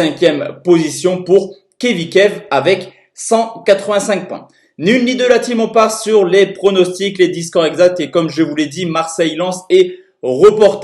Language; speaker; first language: French; native; French